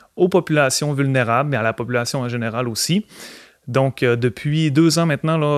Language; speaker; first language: French; native; French